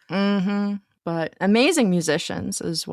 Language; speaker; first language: English; native; English